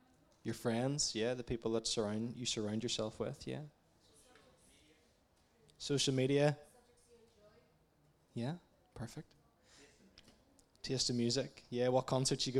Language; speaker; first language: English; native; English